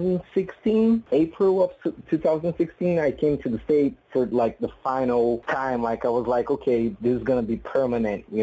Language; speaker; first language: English; non-native, fluent; Portuguese